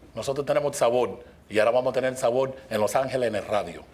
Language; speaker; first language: Spanish; early bilingual, other home language; English